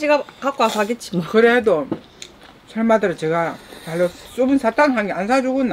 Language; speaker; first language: Korean; native; Korean